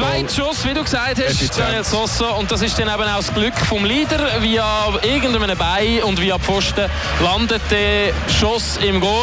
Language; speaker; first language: German; native; German